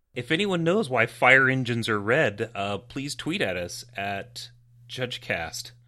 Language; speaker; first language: English; native; English